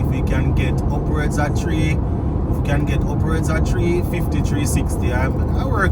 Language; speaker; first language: English; native; English